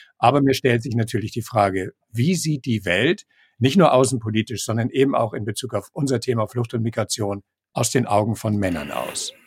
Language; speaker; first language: German; native; German